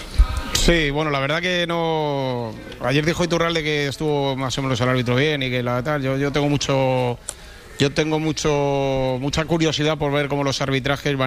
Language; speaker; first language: Spanish; native; Spanish